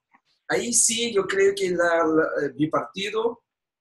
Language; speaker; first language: Spanish; non-native, learner; Portuguese